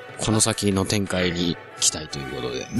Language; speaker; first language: Japanese; native; Japanese